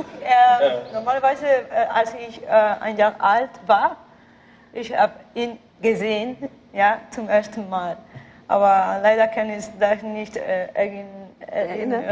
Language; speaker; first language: German; non-native, learner; Spanish